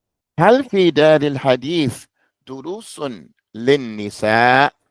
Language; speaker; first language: Arabic; non-native, fluent; English